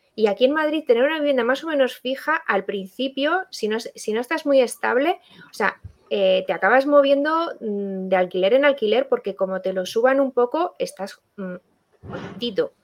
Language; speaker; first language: Spanish; native; Spanish